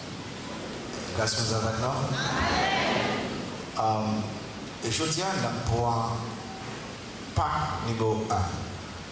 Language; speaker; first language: French; non-native, local second language; Haitian Creole